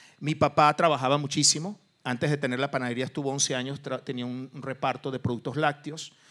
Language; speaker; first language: Spanish; early bilingual, other home language; Portuguese